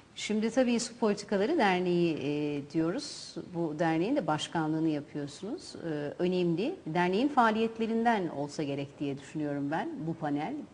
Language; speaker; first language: Turkish; native; Turkish